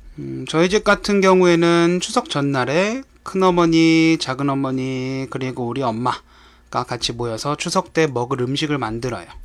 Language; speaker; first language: Korean; native; Korean